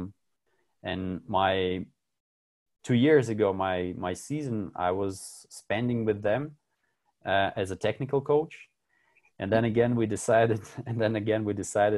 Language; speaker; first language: English; non-native, fluent; Russian